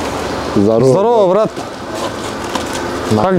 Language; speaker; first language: Russian; non-native, learner; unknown